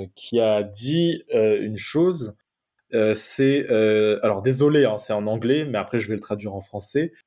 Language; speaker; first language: French; native; French